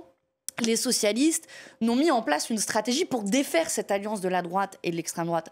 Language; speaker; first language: French; native; French